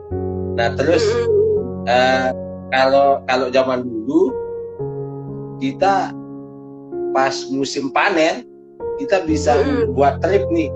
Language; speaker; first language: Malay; non-native, local second language; Sasak